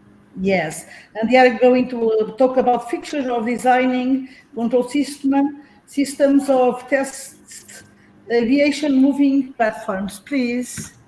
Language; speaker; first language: English; non-native, fluent; Portuguese